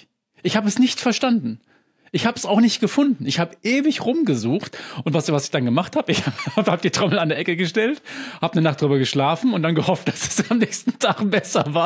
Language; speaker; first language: German; native; German